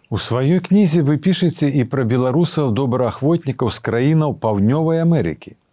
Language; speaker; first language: Belarusian; native; Belarusian